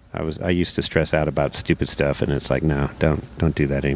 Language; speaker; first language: English; native; English